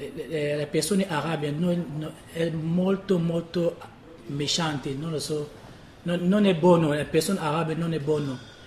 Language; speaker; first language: Italian; non-native, learner; French